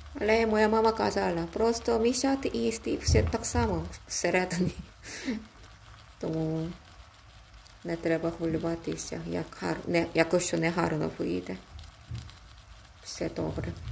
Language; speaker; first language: Ukrainian; non-native, learner; Korean